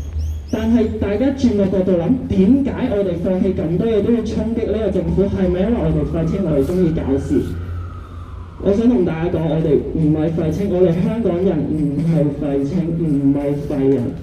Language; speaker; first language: Cantonese; native; Cantonese